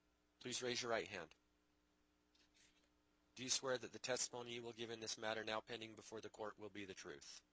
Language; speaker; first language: English; native; English